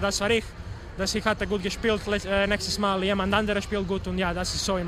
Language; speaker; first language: German; non-native, learner; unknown